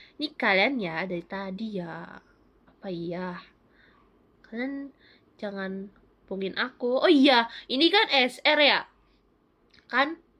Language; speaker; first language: Indonesian; native; Indonesian